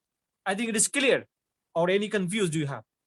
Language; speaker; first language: English; non-native, fluent; Bangla